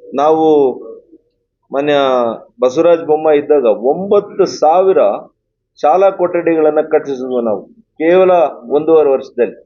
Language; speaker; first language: Kannada; native; Kannada